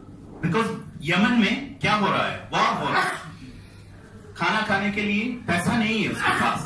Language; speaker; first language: Hindi; non-native, fluent; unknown